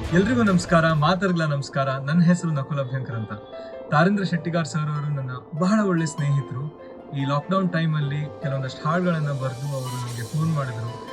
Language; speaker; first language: Kannada; native; Kannada